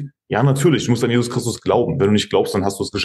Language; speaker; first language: German; native; German